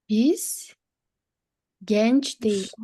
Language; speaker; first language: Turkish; non-native, fluent; Kyrgyz